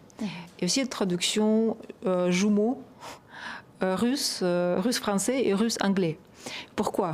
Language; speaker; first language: French; non-native, fluent; Russian